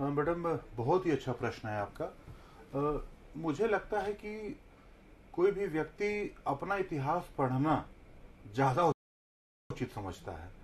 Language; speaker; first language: Hindi; native; Hindi